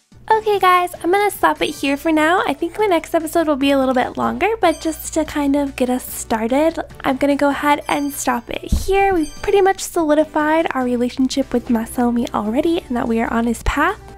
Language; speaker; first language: English; native; English